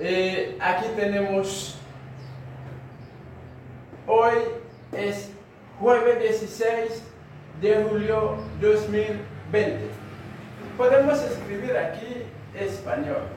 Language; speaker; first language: Spanish; non-native, fluent; Haitian Creole